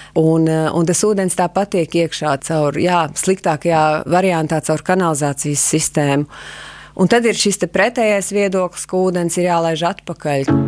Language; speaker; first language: Latvian; native; Latvian